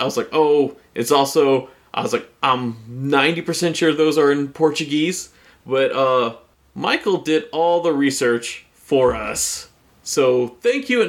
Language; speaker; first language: English; native; English